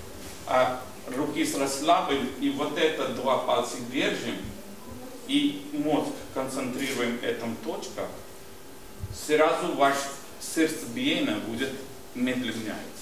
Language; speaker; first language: Russian; non-native, learner; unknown